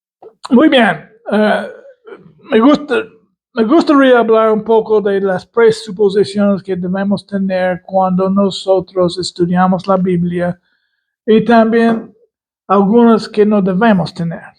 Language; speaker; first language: Spanish; non-native, fluent; English